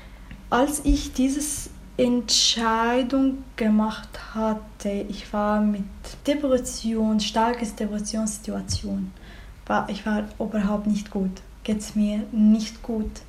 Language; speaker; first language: German; non-native, learner; Arabic